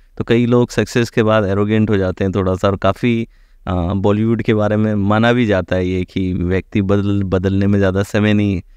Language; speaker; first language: Hindi; native; Hindi